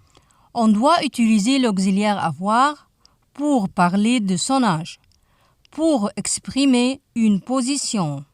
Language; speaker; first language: French; non-native, fluent; Arabic